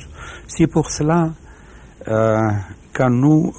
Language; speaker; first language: French; non-native, fluent; Arabic